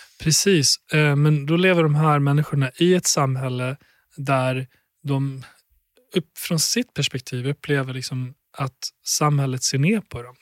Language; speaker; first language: Swedish; early bilingual, other home language; Albanian